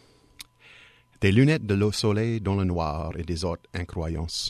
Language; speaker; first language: French; native; French